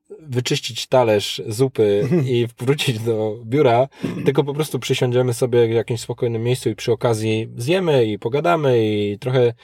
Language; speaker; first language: Polish; native; Polish